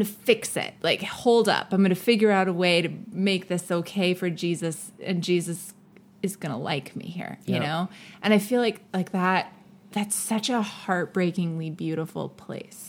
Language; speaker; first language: English; native; English